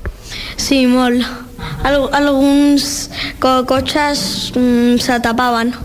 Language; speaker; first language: Catalan; non-native, learner; Georgian